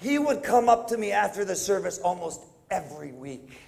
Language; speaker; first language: English; native; English